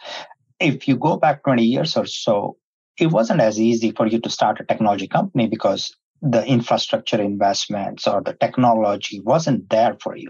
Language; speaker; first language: English; non-native, local second language; Hindi